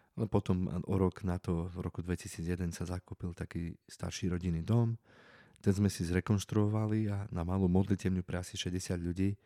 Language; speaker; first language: Slovak; non-native, local second language; Romany